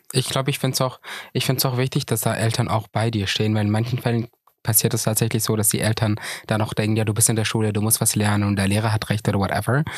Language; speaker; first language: German; early bilingual, other home language; Persian